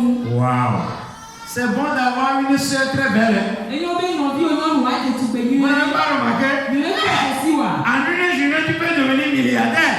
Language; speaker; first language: French; non-native, local second language; Ewe